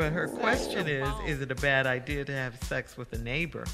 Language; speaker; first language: English; native; English